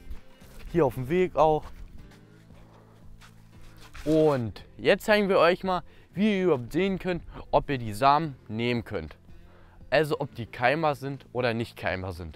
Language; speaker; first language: German; native; German